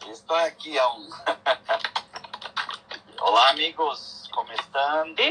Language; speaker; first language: Spanish; non-native, learner; Portuguese